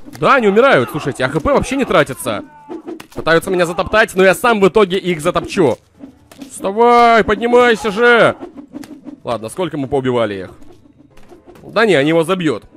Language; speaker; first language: Russian; native; Russian